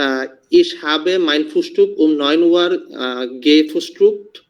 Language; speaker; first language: German; non-native, learner; Bangla